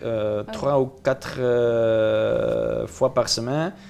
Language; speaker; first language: French; non-native, learner; Dutch